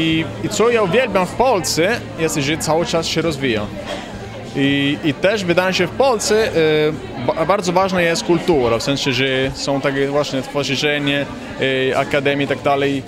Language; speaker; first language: Polish; non-native, fluent; Italian